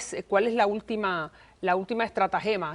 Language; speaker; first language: Spanish; native; Spanish